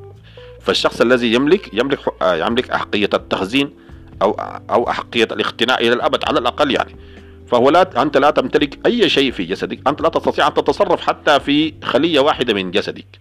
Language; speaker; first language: Arabic; native; Arabic